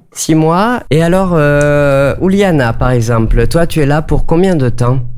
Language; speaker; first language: French; native; French